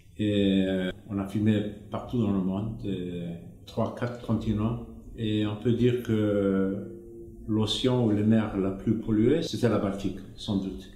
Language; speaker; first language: French; non-native, fluent; English